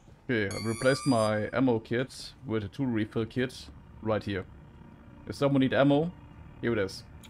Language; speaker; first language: English; non-native, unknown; German